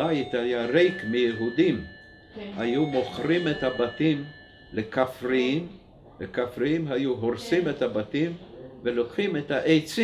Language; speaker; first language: Hebrew; non-native, fluent; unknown